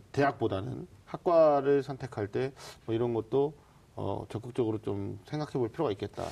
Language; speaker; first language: Korean; native; Korean